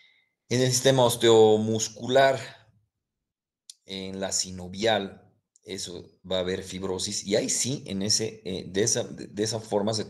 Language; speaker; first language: Spanish; native; Spanish